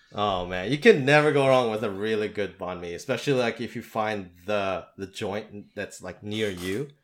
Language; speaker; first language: English; native; English